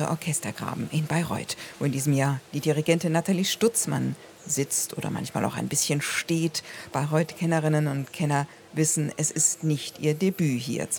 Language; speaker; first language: German; native; German